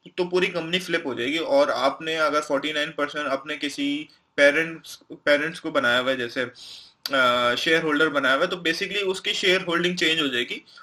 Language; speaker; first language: Hindi; non-native, local second language; Punjabi